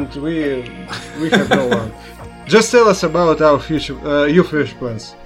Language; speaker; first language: English; non-native, learner; Russian